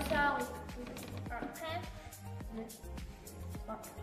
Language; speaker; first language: French; native; French